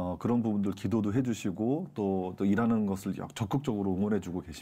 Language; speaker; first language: Korean; native; Korean